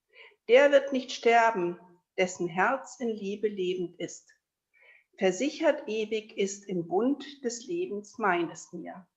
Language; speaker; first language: German; native; German